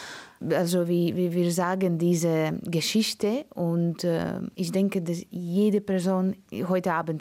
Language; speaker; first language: German; non-native, learner; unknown